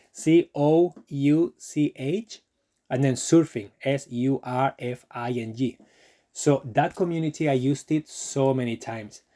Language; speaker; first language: English; non-native, fluent; Spanish